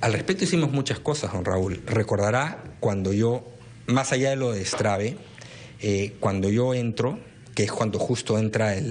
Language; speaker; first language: Spanish; native; Spanish